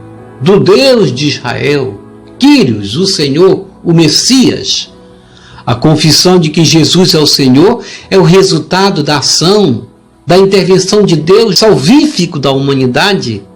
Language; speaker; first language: Portuguese; native; Portuguese